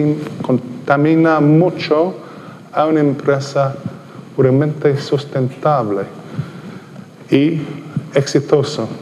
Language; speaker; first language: Spanish; non-native, fluent; English